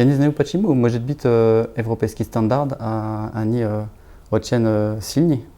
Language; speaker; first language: Russian; non-native, learner; French